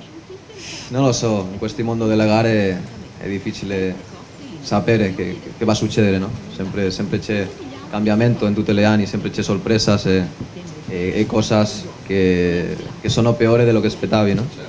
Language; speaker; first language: Italian; non-native, fluent; Spanish